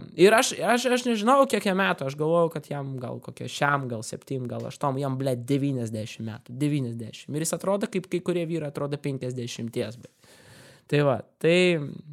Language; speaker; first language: Lithuanian; non-native, local second language; Russian